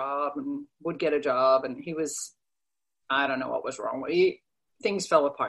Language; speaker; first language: English; non-native, fluent; Danish